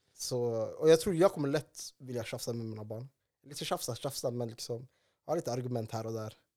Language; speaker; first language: Swedish; early bilingual, other home language; Somali